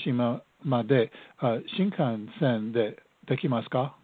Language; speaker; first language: Japanese; non-native, learner; English